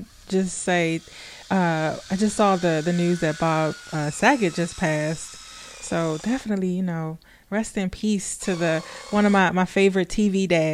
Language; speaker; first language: English; native; English